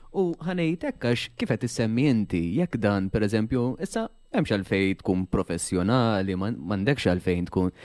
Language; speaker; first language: Maltese; native; Maltese